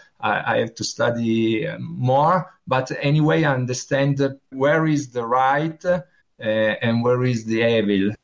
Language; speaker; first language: English; non-native, learner; Italian